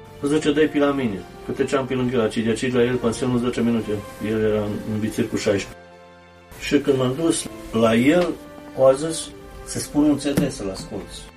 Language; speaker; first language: Romanian; early bilingual, heritage; Romanian